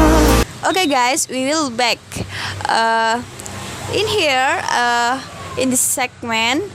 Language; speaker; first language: English; non-native, learner; Indonesian